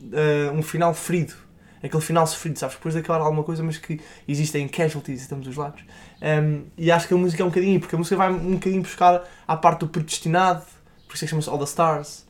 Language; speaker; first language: Portuguese; native; Portuguese